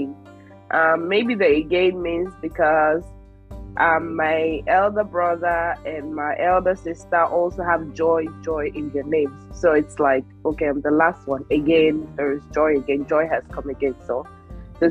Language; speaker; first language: English; non-native, local second language; Yoruba